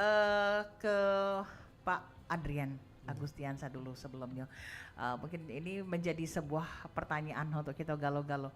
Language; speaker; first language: Indonesian; native; Indonesian